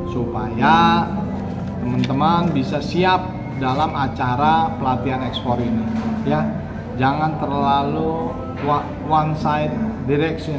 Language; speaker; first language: Indonesian; native; Indonesian